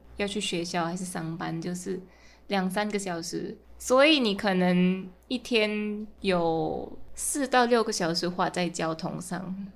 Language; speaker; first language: Chinese; non-native, fluent; Min Nan Chinese